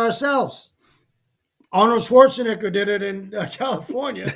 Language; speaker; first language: English; native; English